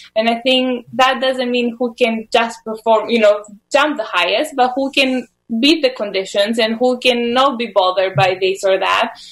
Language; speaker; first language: English; non-native, fluent; Greek